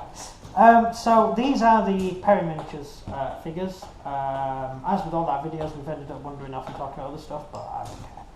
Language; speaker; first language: English; native; English